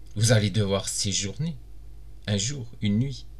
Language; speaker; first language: French; native; French